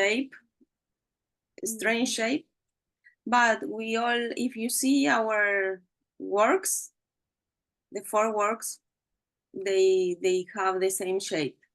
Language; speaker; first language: English; non-native, learner; Spanish